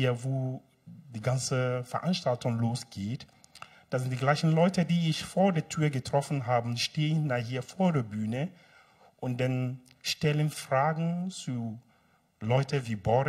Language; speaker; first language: German; non-native, fluent; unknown